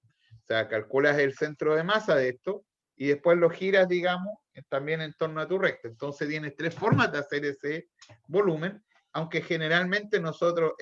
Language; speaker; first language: Spanish; native; Spanish